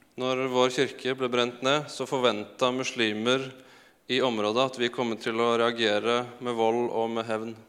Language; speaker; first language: Norwegian; native; Norwegian